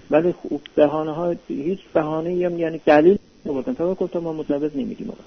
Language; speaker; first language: Persian; non-native, local second language; Azerbaijani